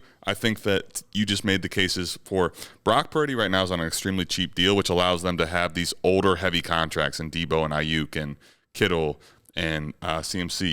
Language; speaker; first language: English; native; English